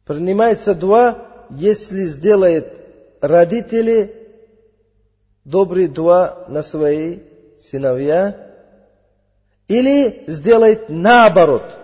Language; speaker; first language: Russian; non-native, learner; Uzbek